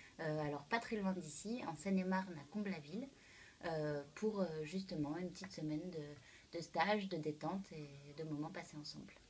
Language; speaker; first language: French; native; French